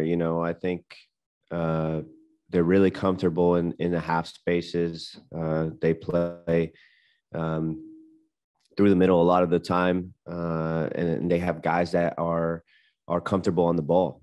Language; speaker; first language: English; early bilingual, other home language; Spanish